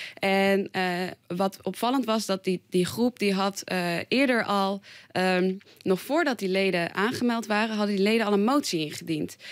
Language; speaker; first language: Dutch; native; Dutch